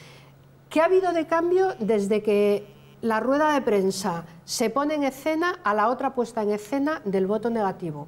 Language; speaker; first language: Spanish; native; Spanish